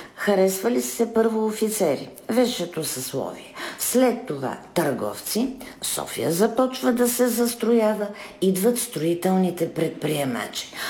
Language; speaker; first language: Bulgarian; native; Bulgarian